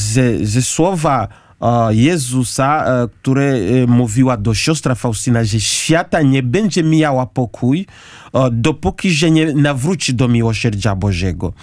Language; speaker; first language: Polish; non-native, learner; Kinyarwanda